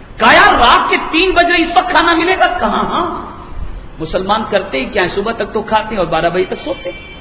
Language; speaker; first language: Urdu; native; Urdu